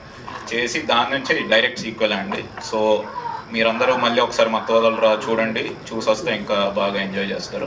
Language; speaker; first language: Telugu; native; Telugu